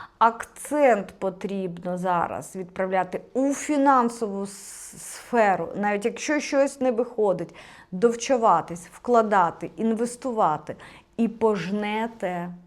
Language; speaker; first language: Ukrainian; non-native, local second language; Russian